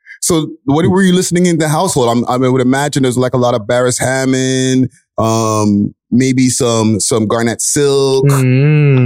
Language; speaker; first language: English; native; English